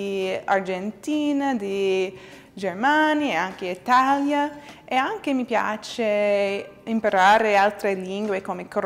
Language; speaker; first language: Italian; non-native, learner; English